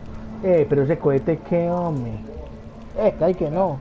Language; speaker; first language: Spanish; native; Spanish